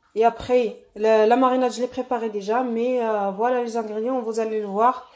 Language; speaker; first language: French; non-native, local second language; Arabic